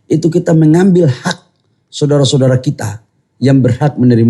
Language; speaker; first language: Indonesian; native; Indonesian